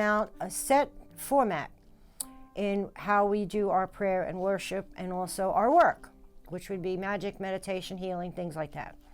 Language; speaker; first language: English; native; English